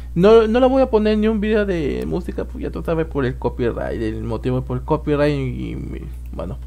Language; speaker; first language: Spanish; native; Spanish